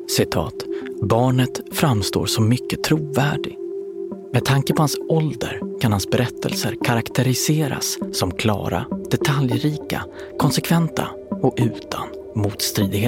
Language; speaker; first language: Swedish; native; Swedish